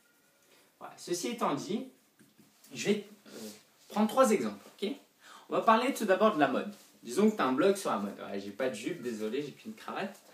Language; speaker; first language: French; native; French